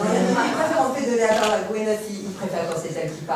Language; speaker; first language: French; native; French